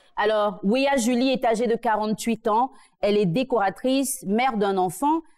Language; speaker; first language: French; native; French